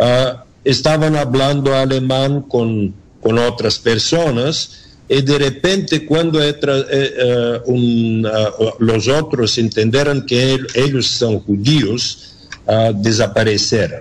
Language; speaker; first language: Spanish; non-native, learner; Bulgarian